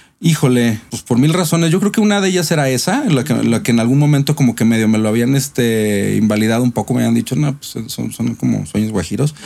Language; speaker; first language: Spanish; native; Spanish